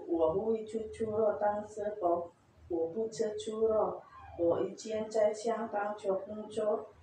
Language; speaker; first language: Chinese; non-native, learner; Javanese